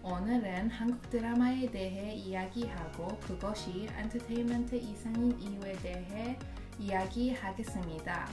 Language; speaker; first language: Korean; non-native, learner; Persian